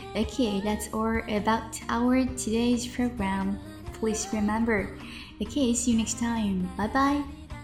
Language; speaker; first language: English; non-native, fluent; Chinese